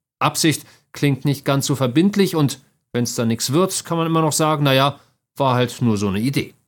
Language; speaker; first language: German; native; German